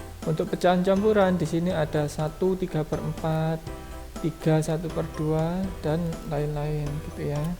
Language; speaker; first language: Indonesian; native; Indonesian